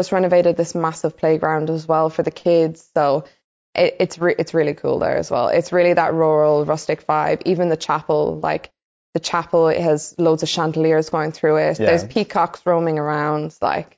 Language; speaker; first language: English; native; English